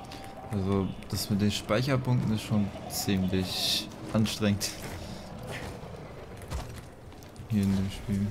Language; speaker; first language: German; native; German